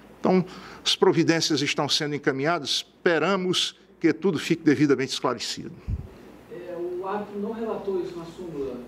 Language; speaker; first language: Portuguese; native; Portuguese